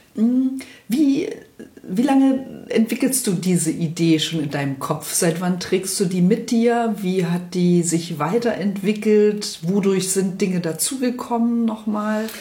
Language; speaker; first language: German; native; German